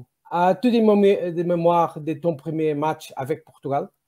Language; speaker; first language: French; non-native, learner; Portuguese